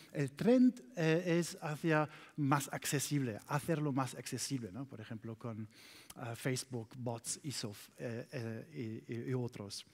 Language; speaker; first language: Spanish; non-native, learner; German